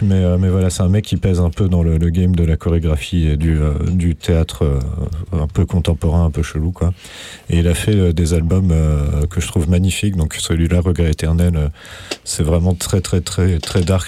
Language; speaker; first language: French; native; French